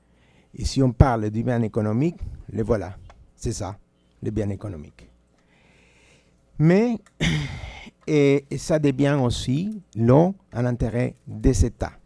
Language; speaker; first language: French; non-native, fluent; Spanish